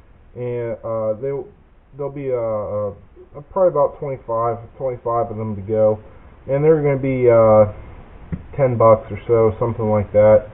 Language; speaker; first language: English; native; English